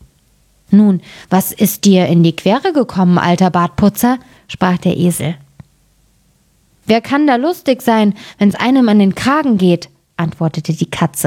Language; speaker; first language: German; native; German